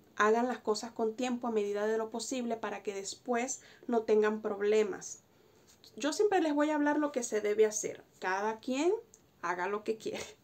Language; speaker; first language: Spanish; native; Spanish